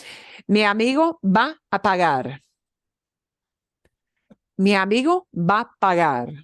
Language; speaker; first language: Spanish; non-native, fluent; English